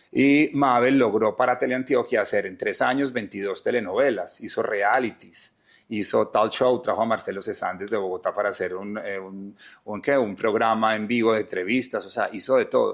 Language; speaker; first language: Spanish; native; Spanish